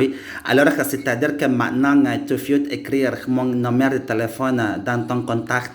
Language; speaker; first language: French; non-native, learner; Indonesian